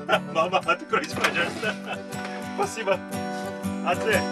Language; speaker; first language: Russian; non-native, fluent; Korean